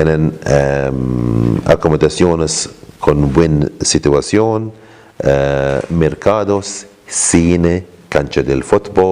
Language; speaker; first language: Spanish; non-native, learner; Arabic